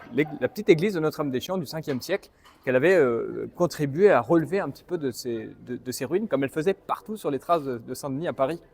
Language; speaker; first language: French; native; French